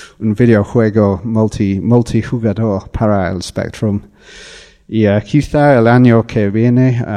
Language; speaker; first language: Spanish; non-native, learner; English